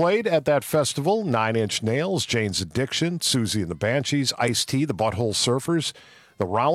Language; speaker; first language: English; native; English